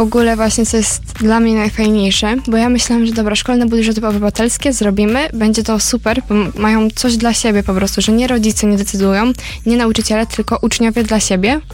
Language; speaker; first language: Polish; native; Polish